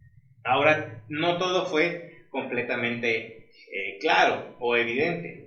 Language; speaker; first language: Spanish; native; Spanish